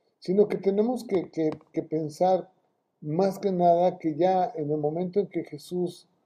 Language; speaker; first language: Spanish; native; Spanish